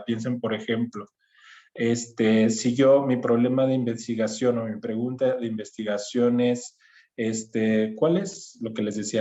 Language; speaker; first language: Spanish; native; Spanish